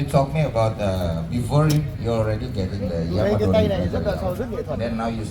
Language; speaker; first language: English; non-native, learner; Indonesian